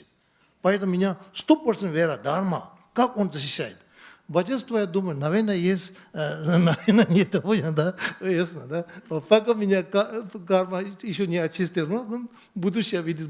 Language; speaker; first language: Russian; non-native, learner; Tibetan